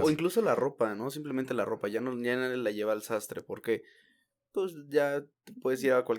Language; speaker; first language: Spanish; native; Spanish